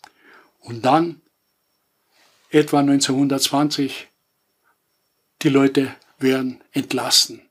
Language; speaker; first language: German; non-native, fluent; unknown